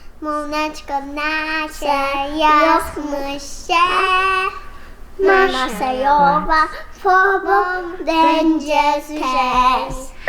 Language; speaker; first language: Polish; early bilingual, heritage; Polish